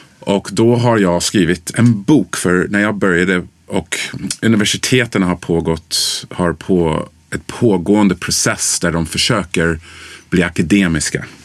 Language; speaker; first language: Swedish; early bilingual, other home language; English